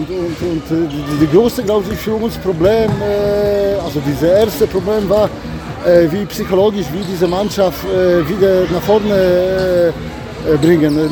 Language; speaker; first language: German; non-native, learner; Polish